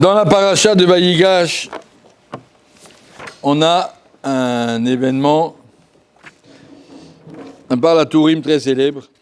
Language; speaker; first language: French; native; French